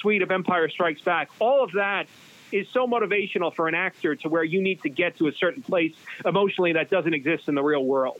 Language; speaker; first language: English; native; English